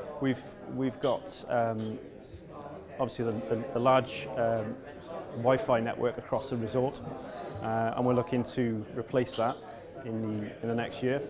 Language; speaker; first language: English; native; English